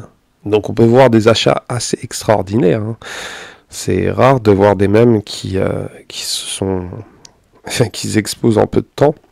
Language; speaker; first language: French; native; French